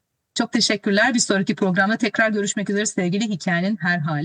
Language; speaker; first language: Turkish; native; Turkish